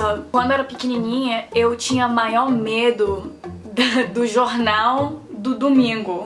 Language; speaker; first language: Portuguese; early bilingual, heritage; Portuguese